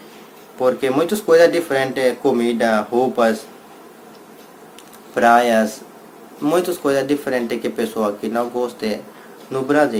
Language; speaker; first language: Portuguese; non-native, learner; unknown